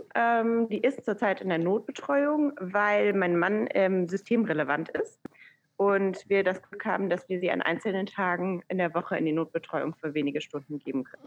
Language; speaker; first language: German; early bilingual, other home language; Persian